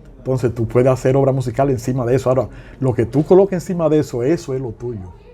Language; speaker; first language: Spanish; native; Spanish